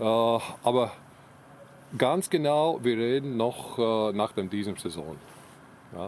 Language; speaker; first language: German; non-native, learner; Latvian